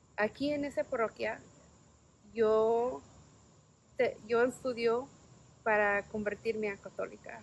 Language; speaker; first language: Spanish; non-native, learner; English